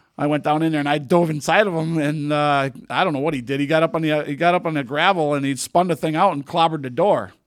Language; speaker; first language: English; native; English